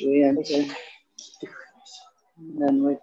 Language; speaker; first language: Japanese; non-native, fluent; English